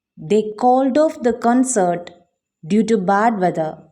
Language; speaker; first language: English; non-native, local second language; Malayalam